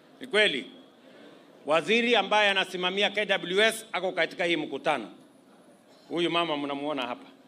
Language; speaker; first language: Swahili; non-native, local second language; Kalenjin